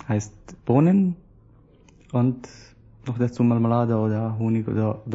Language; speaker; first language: German; non-native, learner; Arabic